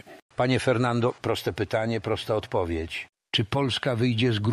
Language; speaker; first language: Polish; native; Polish